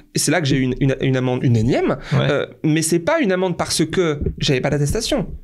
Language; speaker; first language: French; native; French